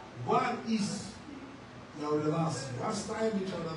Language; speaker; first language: Dutch; non-native, fluent; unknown